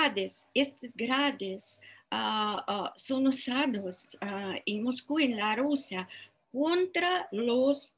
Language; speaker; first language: Spanish; non-native, fluent; Russian